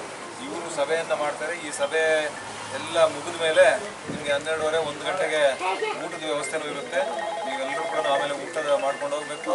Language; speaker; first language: Kannada; native; Kannada